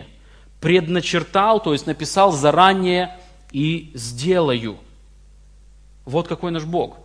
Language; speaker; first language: Russian; native; Russian